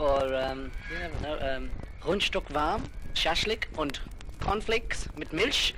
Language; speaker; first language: German; non-native, learner; English